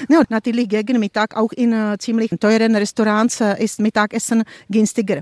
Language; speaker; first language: German; non-native, fluent; Czech